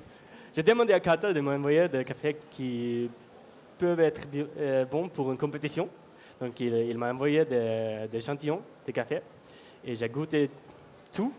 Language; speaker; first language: French; non-native, fluent; Norwegian